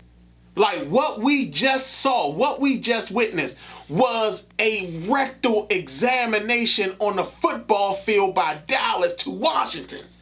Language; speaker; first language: English; native; English